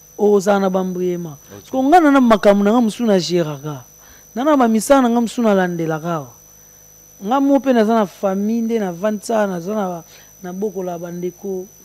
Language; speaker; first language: Lingala; native; Lingala